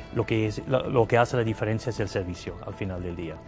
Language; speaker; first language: Spanish; non-native, fluent; Swiss German